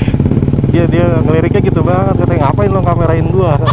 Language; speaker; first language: Indonesian; native; Indonesian